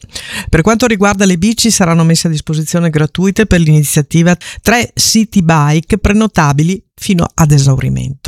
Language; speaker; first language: Italian; native; Italian